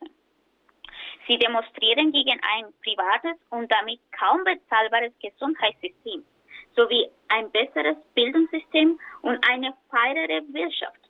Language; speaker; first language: German; non-native, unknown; Spanish